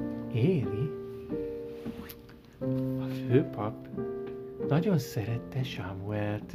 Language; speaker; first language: Hungarian; early bilingual, heritage; Hungarian